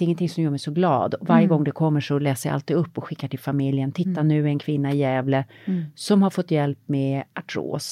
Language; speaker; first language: Swedish; native; Swedish